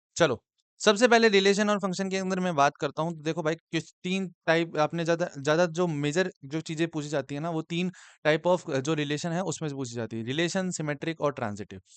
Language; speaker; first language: Hindi; native; Hindi